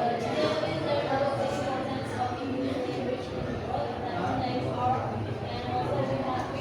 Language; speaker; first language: English; non-native, learner; Indonesian